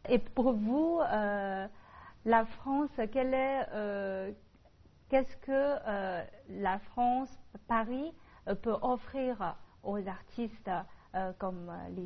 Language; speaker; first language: French; non-native, fluent; Chinese